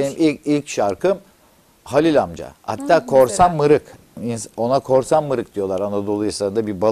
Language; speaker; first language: Turkish; native; Turkish